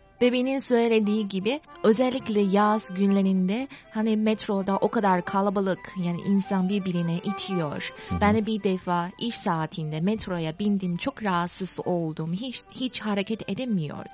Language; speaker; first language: Turkish; non-native, fluent; Chinese